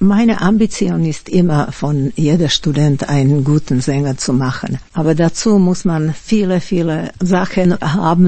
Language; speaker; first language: German; non-native, fluent; Slovak